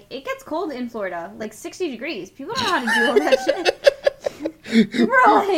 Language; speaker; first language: English; early bilingual, other home language; Spanish